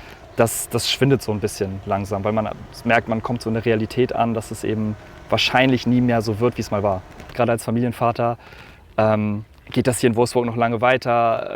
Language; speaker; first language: German; native; German